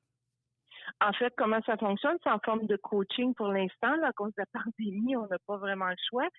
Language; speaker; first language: French; native; French